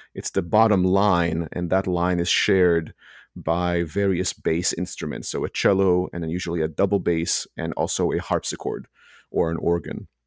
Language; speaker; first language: English; early bilingual, other home language; Hebrew